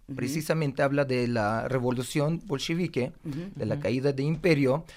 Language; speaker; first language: Spanish; non-native, fluent; Uzbek